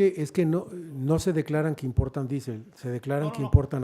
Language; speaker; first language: Spanish; native; Spanish